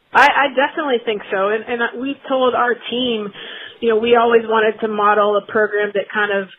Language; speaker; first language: English; native; English